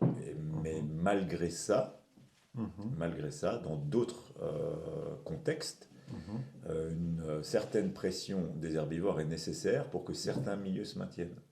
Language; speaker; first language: French; native; French